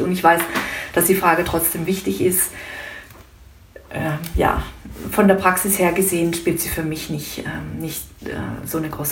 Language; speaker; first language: German; native; German